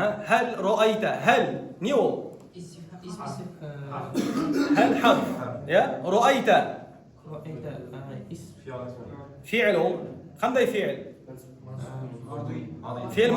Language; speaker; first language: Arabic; non-native, fluent; Kazakh